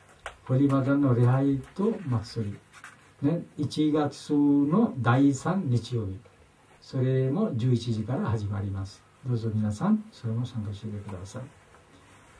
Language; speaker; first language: Japanese; non-native, learner; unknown